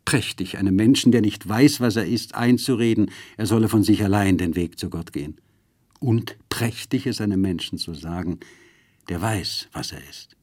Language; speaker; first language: German; native; German